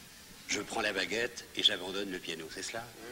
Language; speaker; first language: French; native; French